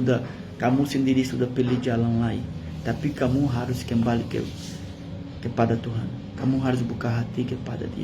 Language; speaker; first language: Indonesian; non-native, learner; Portuguese